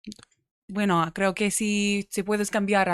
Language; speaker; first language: Spanish; non-native, learner; English